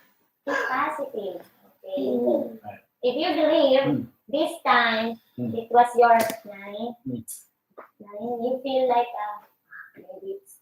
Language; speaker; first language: English; non-native, local second language; Filipino